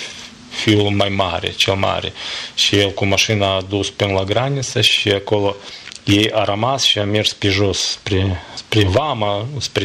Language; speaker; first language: Romanian; non-native, learner; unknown